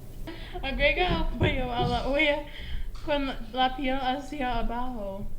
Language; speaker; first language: Spanish; non-native, learner; English